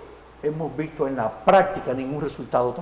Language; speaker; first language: Spanish; native; Spanish